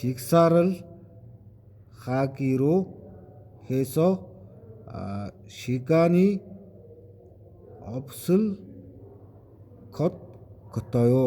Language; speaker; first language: Korean; non-native, learner; Mongolian